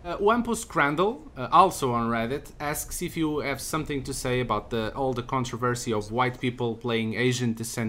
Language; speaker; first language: English; non-native, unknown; Portuguese